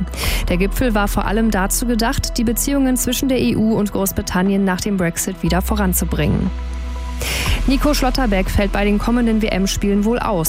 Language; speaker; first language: German; native; German